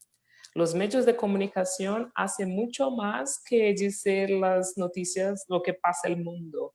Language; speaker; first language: Spanish; non-native, fluent; Portuguese